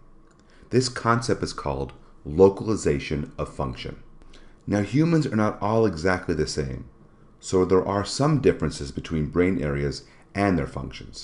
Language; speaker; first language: English; native; English